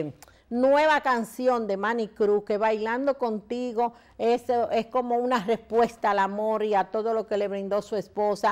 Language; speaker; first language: Spanish; native; Spanish